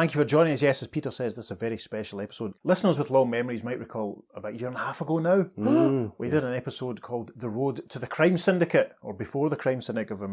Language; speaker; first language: English; native; English